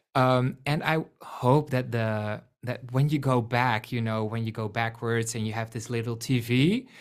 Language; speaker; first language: English; non-native, fluent; Dutch